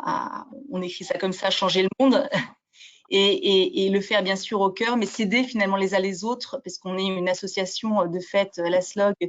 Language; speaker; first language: French; native; French